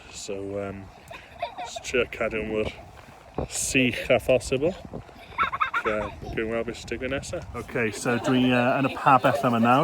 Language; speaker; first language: Welsh; native; Welsh